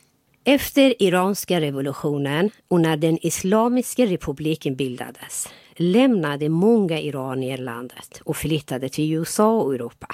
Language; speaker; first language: Swedish; non-native, fluent; Persian